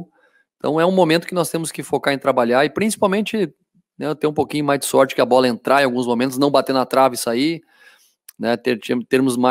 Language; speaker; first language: Portuguese; native; Portuguese